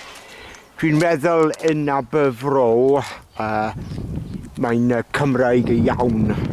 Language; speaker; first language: Welsh; non-native, learner; English